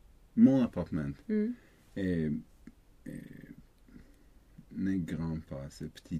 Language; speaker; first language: French; non-native, learner; Swedish